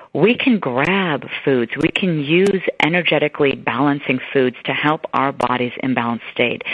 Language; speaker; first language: English; native; English